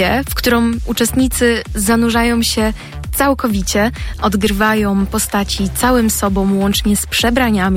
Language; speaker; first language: Polish; native; Polish